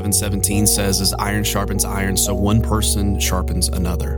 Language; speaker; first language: English; native; English